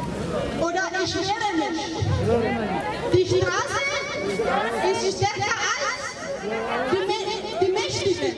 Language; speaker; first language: German; non-native, learner; Oromo